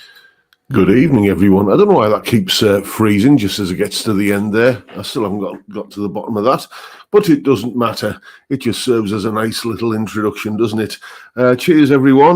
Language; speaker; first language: English; native; English